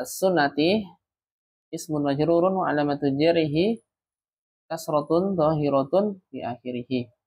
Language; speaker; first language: Arabic; non-native, fluent; Indonesian